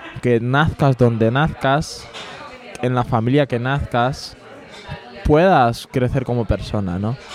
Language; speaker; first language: Spanish; early bilingual, other home language; Bangla